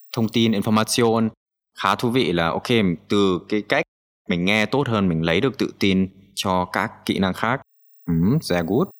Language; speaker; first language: Vietnamese; native; Vietnamese